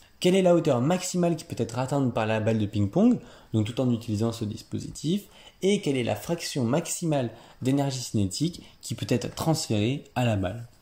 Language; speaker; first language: French; native; French